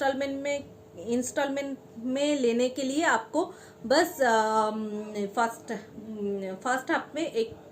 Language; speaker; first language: Hindi; non-native, local second language; Bangla